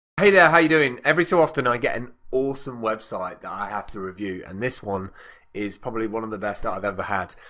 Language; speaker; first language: English; native; English